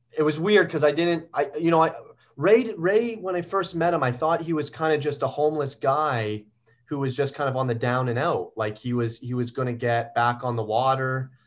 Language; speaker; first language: English; native; English